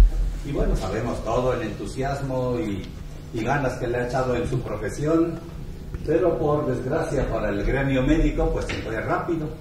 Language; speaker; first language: Spanish; native; Spanish